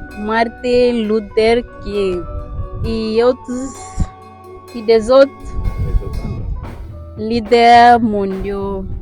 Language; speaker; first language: French; non-native, learner; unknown